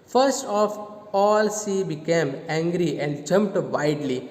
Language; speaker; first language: English; non-native, local second language; Gujarati